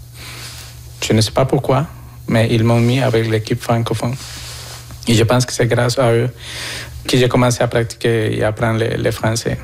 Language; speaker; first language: French; non-native, fluent; Spanish